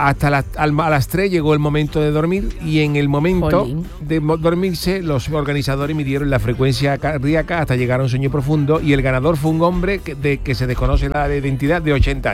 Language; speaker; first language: Spanish; native; Spanish